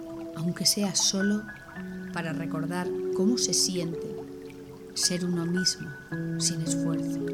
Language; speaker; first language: Spanish; native; Spanish